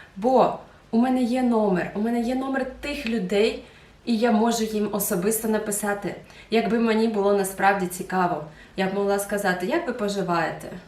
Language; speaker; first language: Ukrainian; non-native, local second language; Russian